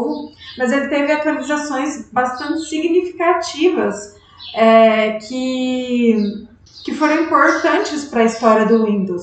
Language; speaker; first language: Portuguese; native; Portuguese